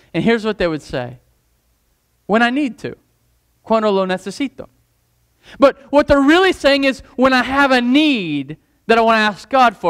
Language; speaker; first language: English; native; English